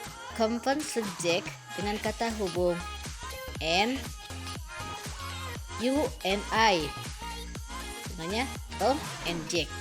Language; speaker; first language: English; non-native, learner; Indonesian